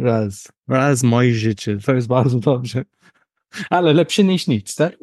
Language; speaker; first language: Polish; non-native, learner; English